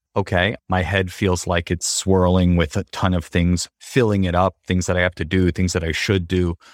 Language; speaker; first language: English; native; English